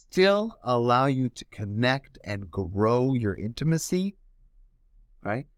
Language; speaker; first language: English; native; English